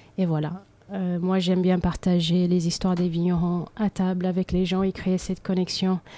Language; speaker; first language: French; non-native, fluent; Kabuverdianu